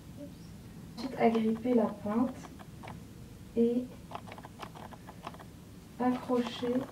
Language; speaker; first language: French; native; French